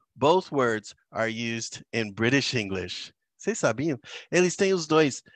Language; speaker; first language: Portuguese; non-native, fluent; English